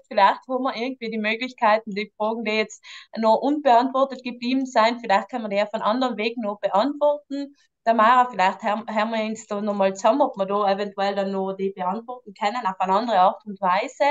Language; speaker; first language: German; native; German